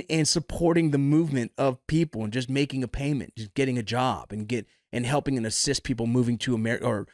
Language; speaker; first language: English; native; English